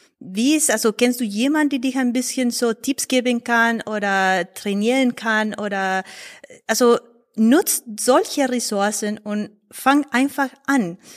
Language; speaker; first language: German; non-native, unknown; Spanish